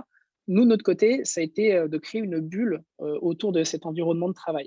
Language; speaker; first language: French; native; French